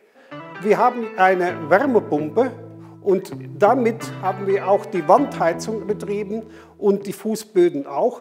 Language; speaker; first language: German; non-native, fluent; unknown